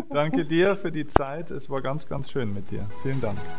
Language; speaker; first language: German; native; German